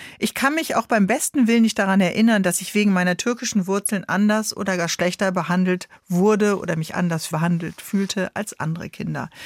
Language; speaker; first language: German; native; German